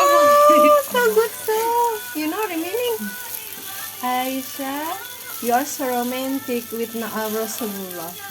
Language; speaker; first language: English; non-native, fluent; Indonesian